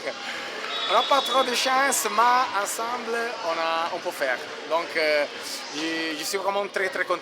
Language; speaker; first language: French; non-native, fluent; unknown